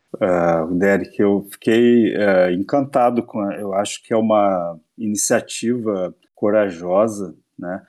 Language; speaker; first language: Portuguese; native; Portuguese